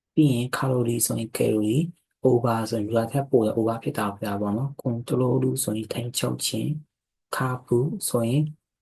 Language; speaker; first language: Burmese; native; Burmese